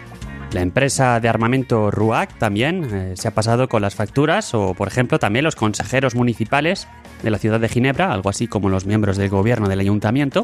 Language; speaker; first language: Spanish; native; Spanish